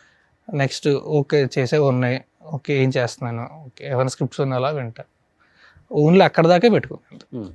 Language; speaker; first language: Telugu; native; Telugu